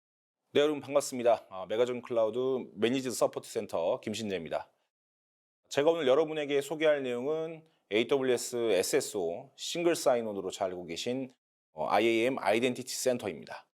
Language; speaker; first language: Korean; native; Korean